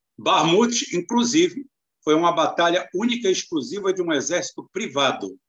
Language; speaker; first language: Portuguese; native; Portuguese